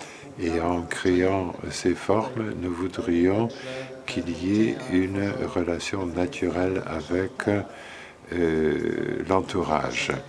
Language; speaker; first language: French; non-native, fluent; Polish